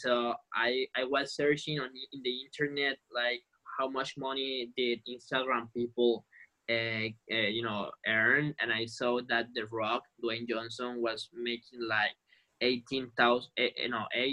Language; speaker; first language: English; non-native, fluent; Spanish